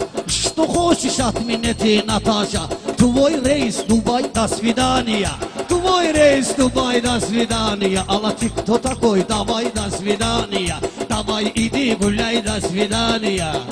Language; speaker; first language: Russian; non-native, learner; Talysh